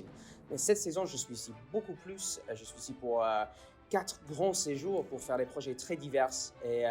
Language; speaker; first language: French; non-native, fluent; English